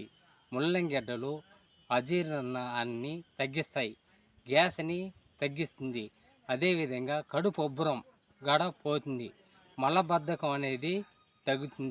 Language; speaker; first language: Telugu; native; Telugu